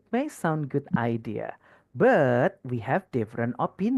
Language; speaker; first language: English; non-native, fluent; Indonesian